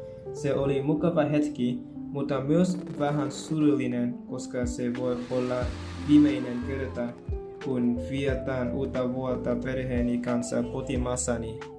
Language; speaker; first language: Finnish; non-native, fluent; Vietnamese